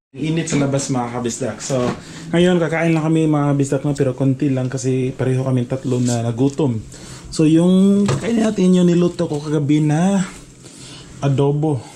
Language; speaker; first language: Filipino; non-native, local second language; Cebuano